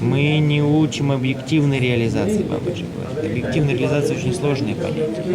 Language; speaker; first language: Russian; native; Russian